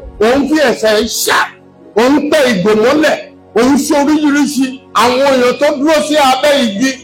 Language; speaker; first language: Yoruba; non-native, local second language; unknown